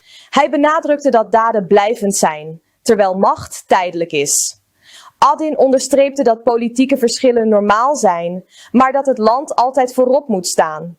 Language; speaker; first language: Dutch; native; Dutch